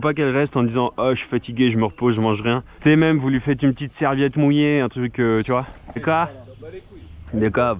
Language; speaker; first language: French; native; French